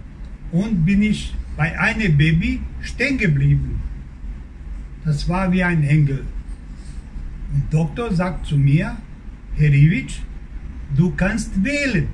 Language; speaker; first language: German; non-native, learner; Croatian